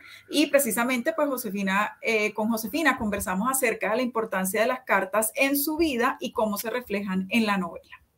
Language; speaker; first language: Spanish; native; Spanish